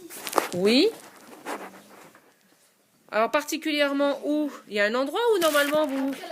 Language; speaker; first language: French; native; French